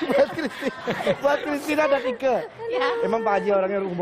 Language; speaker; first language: Indonesian; native; Indonesian